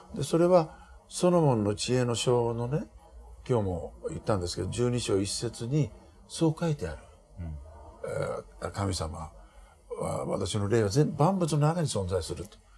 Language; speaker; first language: Japanese; native; Japanese